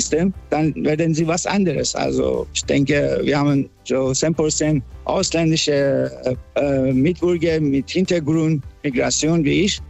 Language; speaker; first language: German; non-native, fluent; Persian